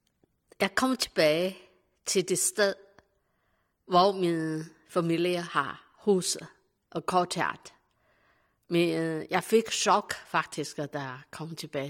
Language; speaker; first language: Danish; non-native, learner; Chinese